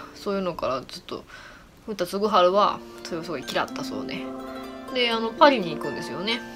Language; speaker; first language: Japanese; native; Japanese